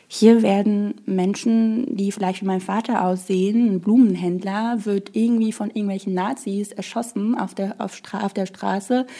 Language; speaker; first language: German; non-native, fluent; Arabic